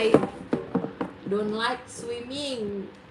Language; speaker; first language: English; non-native, learner; Indonesian